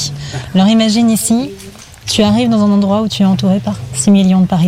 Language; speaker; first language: French; native; French